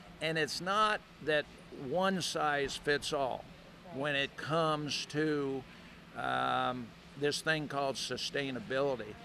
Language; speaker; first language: English; native; English